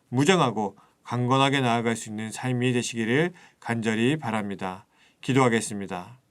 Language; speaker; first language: Korean; native; Korean